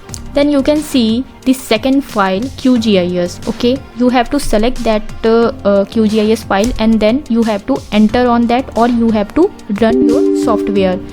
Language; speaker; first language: English; non-native, local second language; Hindi